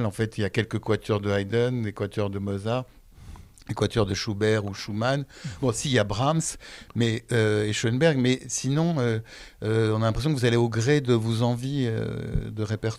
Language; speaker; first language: French; native; French